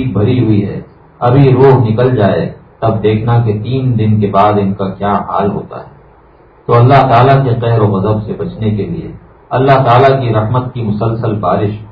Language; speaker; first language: Urdu; native; Urdu